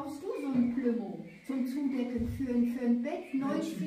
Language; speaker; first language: German; native; German